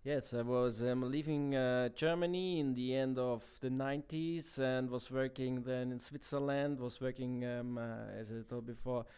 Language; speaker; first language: English; non-native, fluent; German